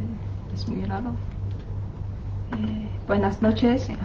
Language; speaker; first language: Spanish; non-native, learner; Chinese